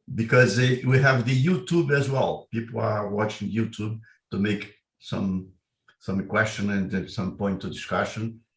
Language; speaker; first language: English; non-native, fluent; Portuguese